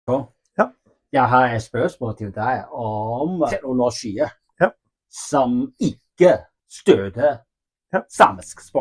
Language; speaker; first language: Norwegian; non-native, learner; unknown